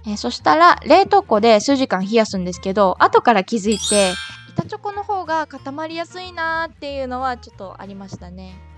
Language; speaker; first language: Japanese; native; Japanese